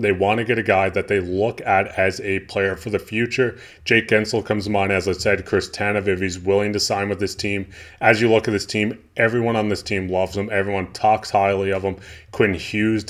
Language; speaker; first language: English; native; English